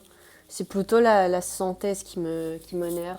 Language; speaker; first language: French; non-native, fluent; Spanish